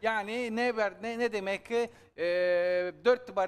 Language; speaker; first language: Turkish; non-native, learner; Italian